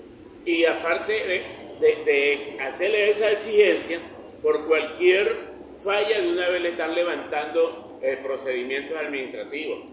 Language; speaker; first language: Spanish; native; Spanish